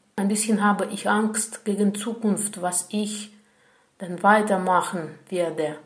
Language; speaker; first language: German; non-native, fluent; Russian